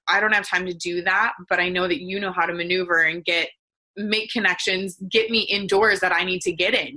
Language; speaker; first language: English; native; English